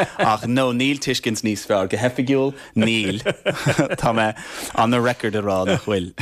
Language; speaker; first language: Irish; non-native, fluent; English